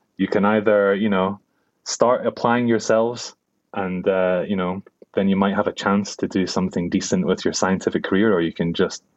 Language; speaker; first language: English; native; English